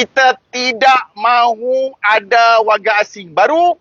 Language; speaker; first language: Malay; native; Malay